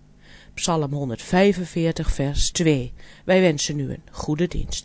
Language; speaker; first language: Dutch; native; Dutch